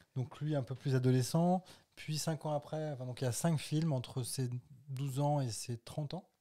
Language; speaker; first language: French; native; French